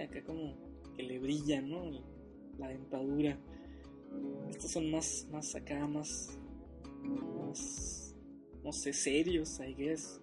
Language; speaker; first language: Spanish; native; Spanish